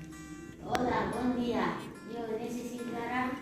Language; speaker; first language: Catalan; non-native, learner; Spanish